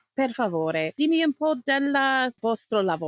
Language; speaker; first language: Italian; non-native, learner; English